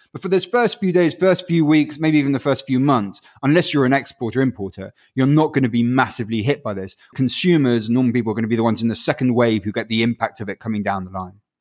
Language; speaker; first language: English; early bilingual, other home language; Spanish